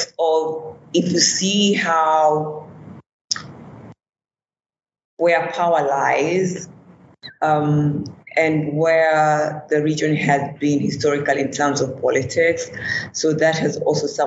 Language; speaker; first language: English; non-native, local second language; Swahili